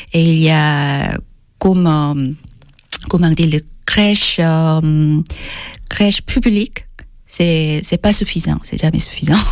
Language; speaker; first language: French; non-native, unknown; Korean